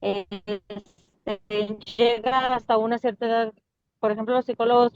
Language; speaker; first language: Spanish; native; Spanish